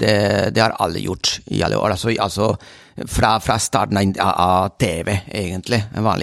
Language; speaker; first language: Norwegian; non-native, fluent; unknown